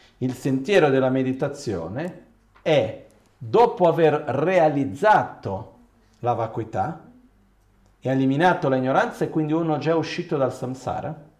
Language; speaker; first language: Italian; non-native, fluent; Portuguese